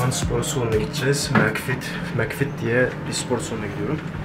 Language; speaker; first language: Turkish; early bilingual, heritage; Turkish